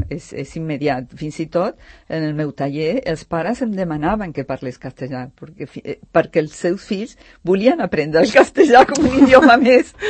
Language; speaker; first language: Catalan; non-native, fluent; Spanish